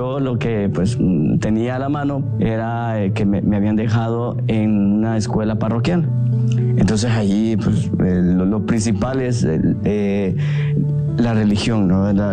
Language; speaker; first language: Spanish; native; Spanish